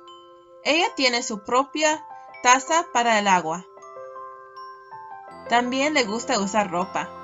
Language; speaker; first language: Spanish; non-native, learner; English